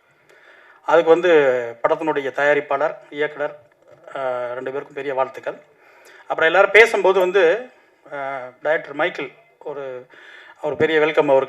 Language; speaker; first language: Tamil; native; Tamil